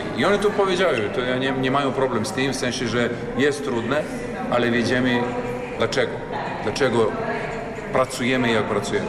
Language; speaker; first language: Polish; non-native, learner; Serbian